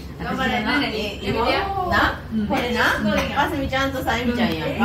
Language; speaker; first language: Japanese; native; Japanese